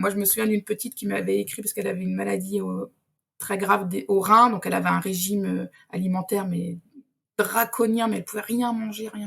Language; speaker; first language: French; native; French